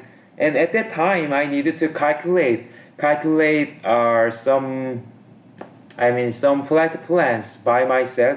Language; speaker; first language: English; non-native, learner; Korean